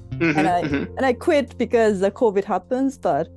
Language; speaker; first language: English; non-native, learner; Japanese